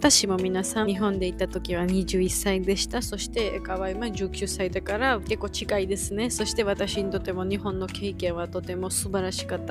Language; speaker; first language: Japanese; non-native, learner; Georgian